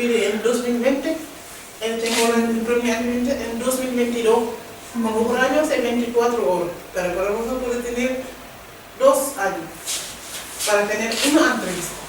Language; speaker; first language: Spanish; non-native, learner; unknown